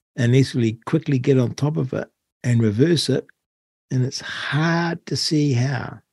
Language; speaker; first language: English; native; English